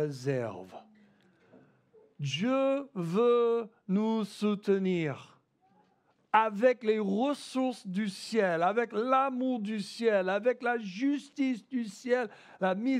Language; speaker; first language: French; non-native, fluent; English